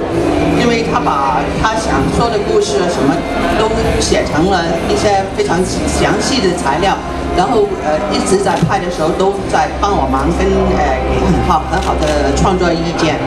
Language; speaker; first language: Chinese; non-native, local second language; Cantonese